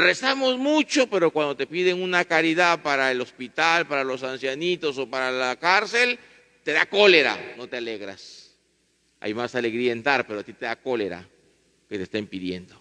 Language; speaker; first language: Spanish; native; Spanish